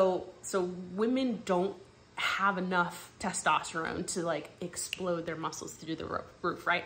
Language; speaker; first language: English; native; English